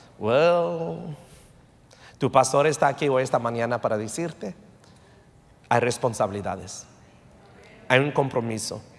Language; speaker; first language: Spanish; early bilingual, heritage; Spanish